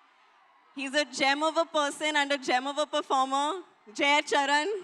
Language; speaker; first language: Telugu; non-native, learner; Hindi